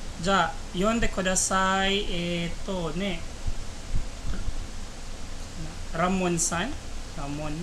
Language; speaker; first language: Japanese; non-native, fluent; Filipino